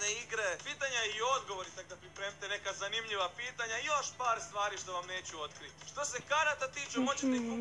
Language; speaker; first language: Bosnian; native; Bosnian